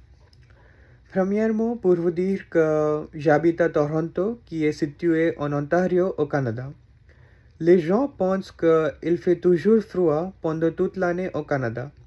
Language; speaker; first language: French; non-native, learner; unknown